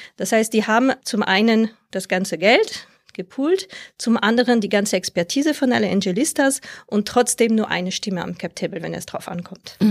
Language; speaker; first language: German; non-native, fluent; French